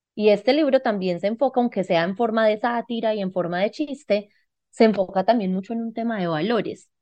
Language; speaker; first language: Spanish; native; Spanish